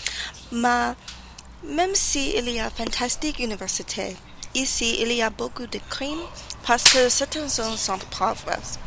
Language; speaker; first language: French; non-native, learner; English